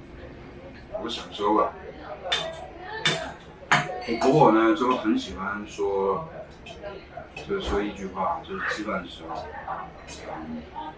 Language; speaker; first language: Chinese; non-native, local second language; Cantonese